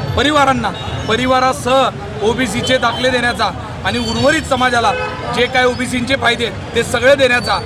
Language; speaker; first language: Marathi; native; Marathi